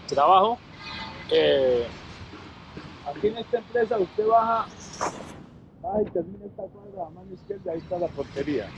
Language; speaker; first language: Spanish; native; Spanish